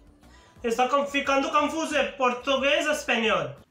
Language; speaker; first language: Portuguese; non-native, learner; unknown